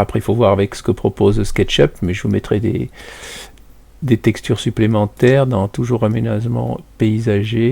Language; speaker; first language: French; native; French